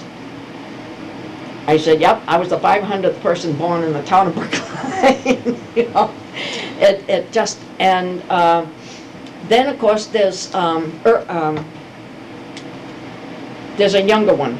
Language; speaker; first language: English; native; English